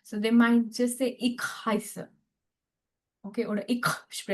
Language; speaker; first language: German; non-native, fluent; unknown